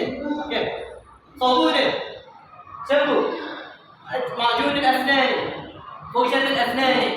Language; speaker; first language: Arabic; non-native, learner; Malay